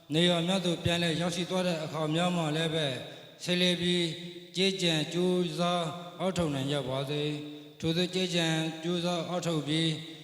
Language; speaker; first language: Burmese; native; Burmese